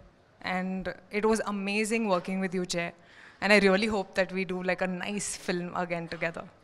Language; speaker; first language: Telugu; non-native, learner; Hindi